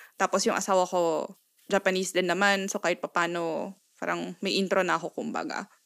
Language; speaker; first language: Filipino; non-native, local second language; Pampanga